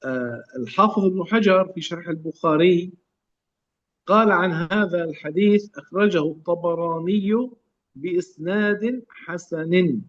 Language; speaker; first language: Arabic; native; Arabic